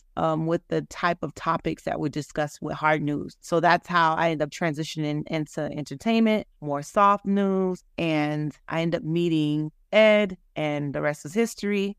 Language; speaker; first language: English; native; English